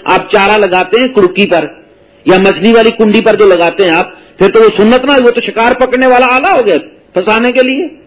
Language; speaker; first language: Urdu; native; Urdu